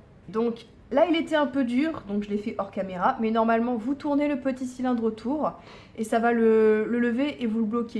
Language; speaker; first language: French; native; French